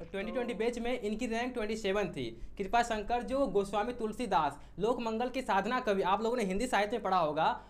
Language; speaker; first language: Hindi; native; Hindi